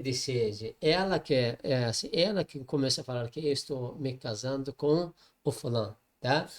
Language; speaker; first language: Portuguese; non-native, learner; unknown